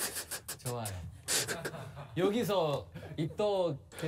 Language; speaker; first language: Korean; non-native, learner; Chinese